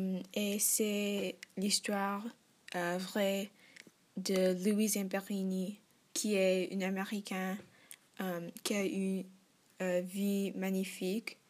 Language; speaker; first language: French; non-native, learner; English